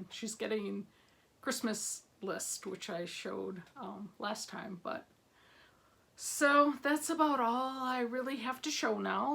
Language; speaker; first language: English; native; English